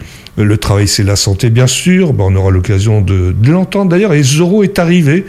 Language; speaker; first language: French; native; French